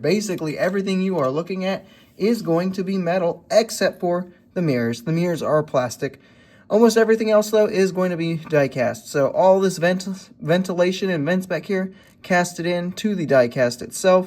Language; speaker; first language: English; native; English